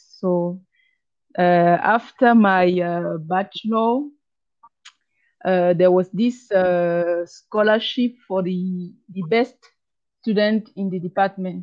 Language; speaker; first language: English; non-native, local second language; French